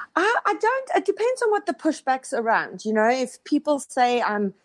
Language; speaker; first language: English; native; English